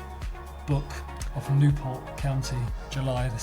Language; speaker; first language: English; native; English